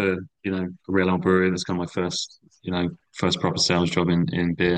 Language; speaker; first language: English; native; English